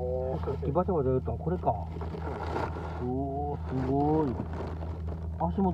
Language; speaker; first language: Japanese; native; Japanese